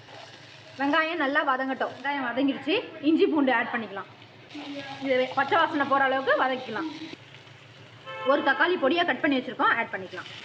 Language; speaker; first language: Tamil; native; Tamil